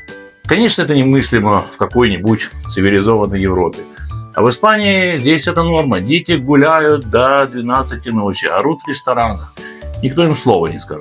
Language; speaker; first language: Russian; native; Russian